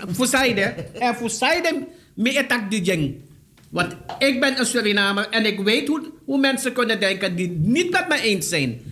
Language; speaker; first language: Dutch; native; Dutch